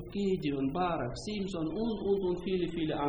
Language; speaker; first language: German; non-native, fluent; Hungarian